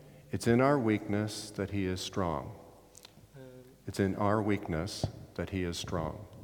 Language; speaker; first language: English; native; English